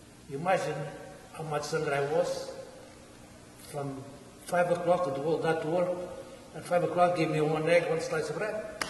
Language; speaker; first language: English; non-native, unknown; Portuguese